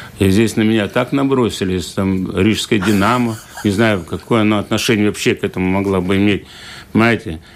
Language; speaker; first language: Russian; native; Russian